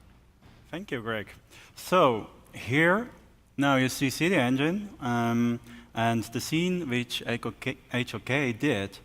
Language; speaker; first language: English; non-native, fluent; German